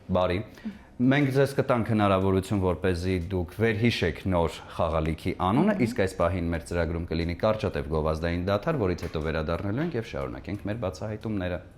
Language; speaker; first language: Armenian; native; Armenian